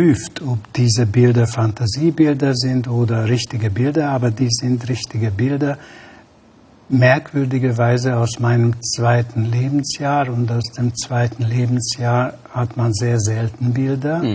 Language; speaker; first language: German; non-native, fluent; Hungarian